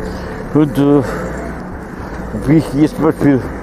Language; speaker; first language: German; non-native, fluent; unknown